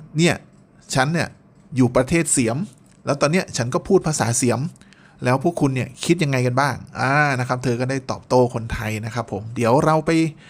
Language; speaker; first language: Thai; native; Thai